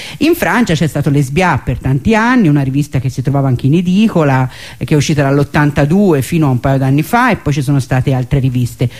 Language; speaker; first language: Italian; native; Italian